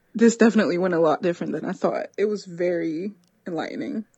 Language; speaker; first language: English; native; English